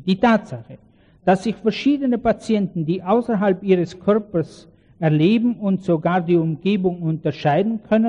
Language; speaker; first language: German; native; German